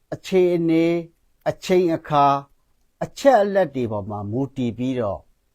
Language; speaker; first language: Burmese; non-native, local second language; Kachin